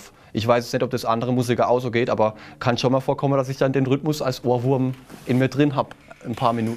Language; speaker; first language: German; native; German